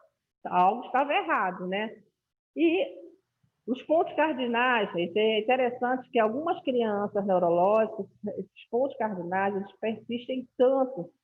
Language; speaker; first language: Portuguese; native; Portuguese